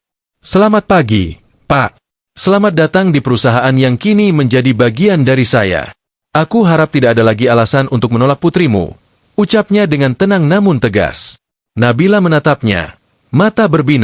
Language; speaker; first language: Indonesian; native; Indonesian